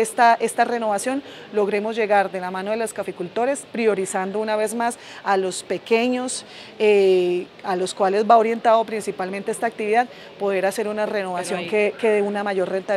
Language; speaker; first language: Spanish; native; Spanish